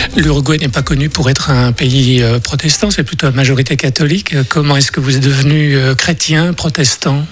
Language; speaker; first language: French; native; French